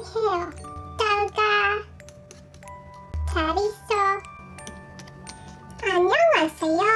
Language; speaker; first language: Korean; non-native, learner; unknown